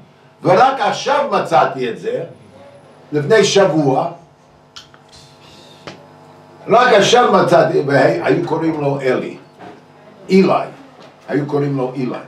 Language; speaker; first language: Hebrew; non-native, fluent; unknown